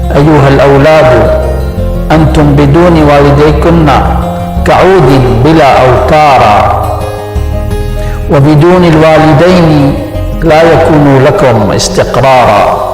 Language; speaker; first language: Arabic; native; Arabic